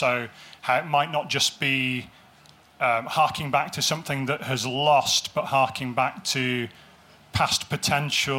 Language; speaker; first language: English; native; English